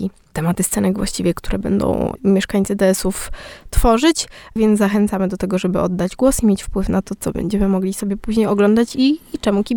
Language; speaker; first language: Polish; native; Polish